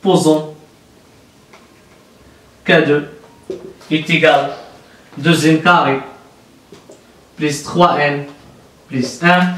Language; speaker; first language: French; non-native, local second language; Arabic